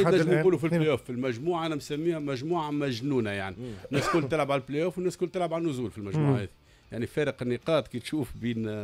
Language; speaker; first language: Arabic; native; Arabic